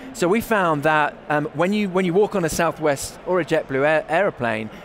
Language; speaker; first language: English; native; English